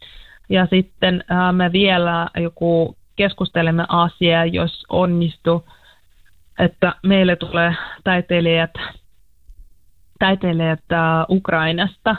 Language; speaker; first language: Finnish; non-native, learner; Russian